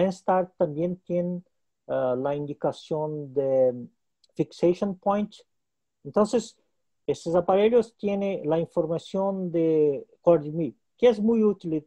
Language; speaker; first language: Spanish; non-native, local second language; Portuguese